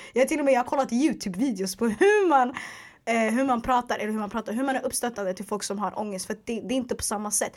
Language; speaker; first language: Swedish; early bilingual, other home language; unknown